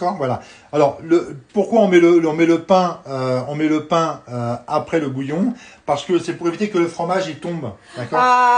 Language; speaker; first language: French; native; French